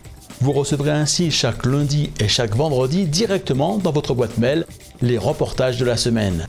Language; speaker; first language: French; native; French